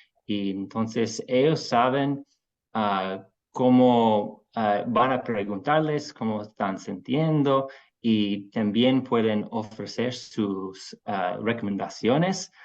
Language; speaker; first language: Spanish; non-native, fluent; English